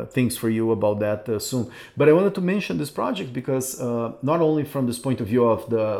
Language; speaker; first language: English; non-native, fluent; Portuguese